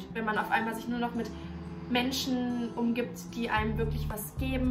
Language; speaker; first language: German; native; German